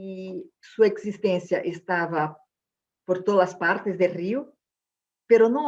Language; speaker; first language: Spanish; non-native, fluent; Portuguese